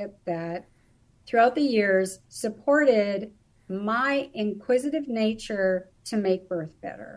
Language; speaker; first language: English; native; English